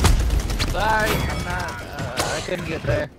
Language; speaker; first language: English; native; English